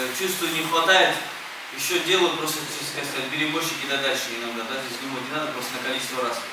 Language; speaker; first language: Russian; early bilingual, other home language; Armenian